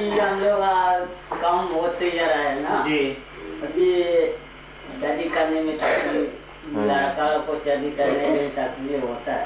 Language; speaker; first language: Hindi; non-native, local second language; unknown